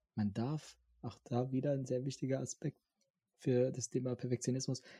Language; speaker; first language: German; non-native, fluent; French